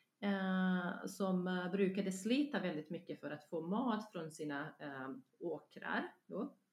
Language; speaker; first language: Swedish; non-native, fluent; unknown